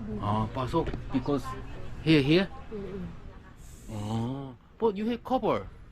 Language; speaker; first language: English; non-native, learner; Korean